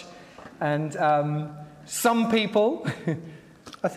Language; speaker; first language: English; native; English